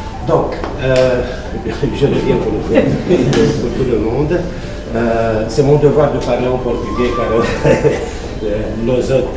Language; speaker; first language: French; non-native, fluent; Romanian